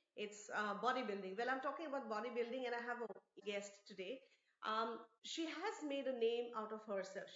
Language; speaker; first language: English; non-native, local second language; Assamese